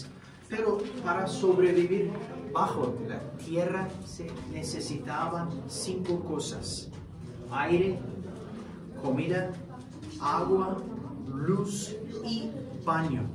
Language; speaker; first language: Spanish; non-native, fluent; Turkish